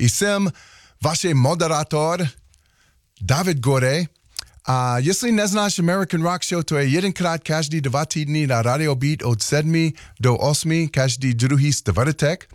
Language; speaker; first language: Czech; non-native, learner; English